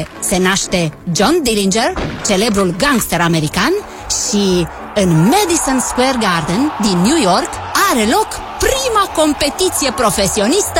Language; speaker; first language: Romanian; native; Romanian